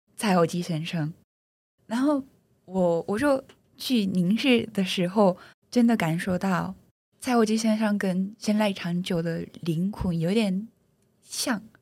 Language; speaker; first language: Chinese; non-native, fluent; Japanese